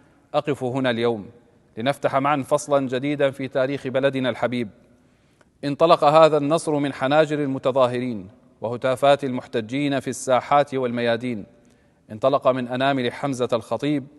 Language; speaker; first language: Arabic; native; Arabic